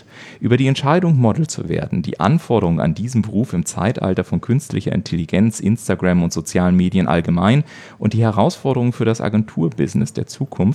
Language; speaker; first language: German; native; German